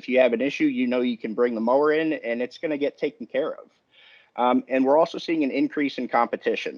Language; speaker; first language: English; native; English